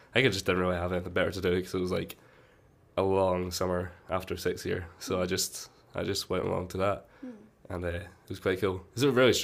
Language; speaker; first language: English; native; English